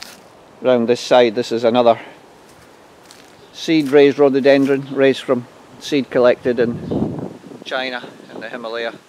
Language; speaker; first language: English; native; English